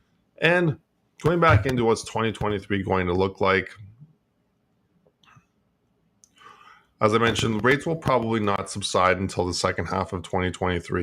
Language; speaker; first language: English; native; English